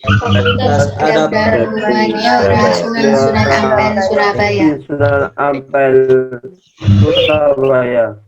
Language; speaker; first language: Indonesian; native; Indonesian